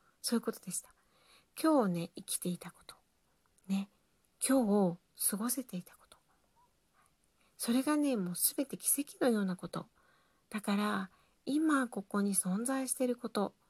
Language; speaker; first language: Japanese; native; Japanese